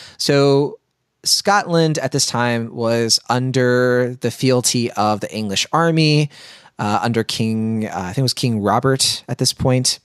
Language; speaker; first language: English; native; English